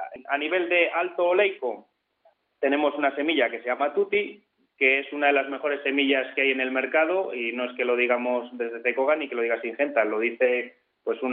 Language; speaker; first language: Spanish; native; Spanish